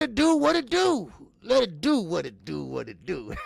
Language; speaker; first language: English; native; English